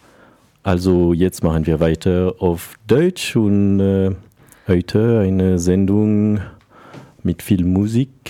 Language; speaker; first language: German; non-native, learner; French